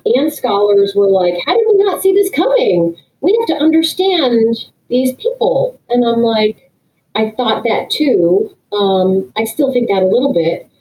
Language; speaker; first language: English; native; English